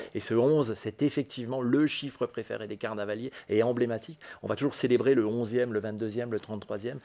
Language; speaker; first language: French; native; French